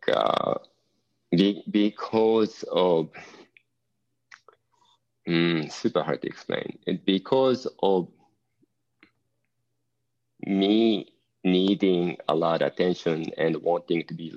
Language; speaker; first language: English; non-native, fluent; Japanese